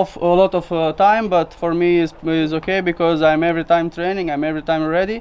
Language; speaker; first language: English; non-native, learner; Romanian